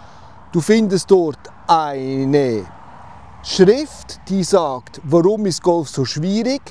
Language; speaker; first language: German; native; German